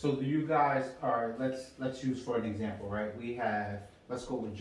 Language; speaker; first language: English; native; English